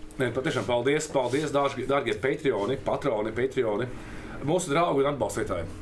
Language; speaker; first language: Latvian; non-native, local second language; Russian